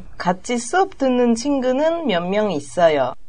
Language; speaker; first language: Korean; non-native, learner; Japanese